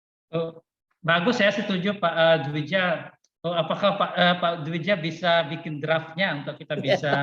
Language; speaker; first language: Indonesian; non-native, fluent; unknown